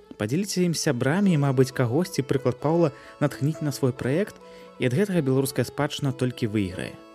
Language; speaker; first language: Belarusian; native; Belarusian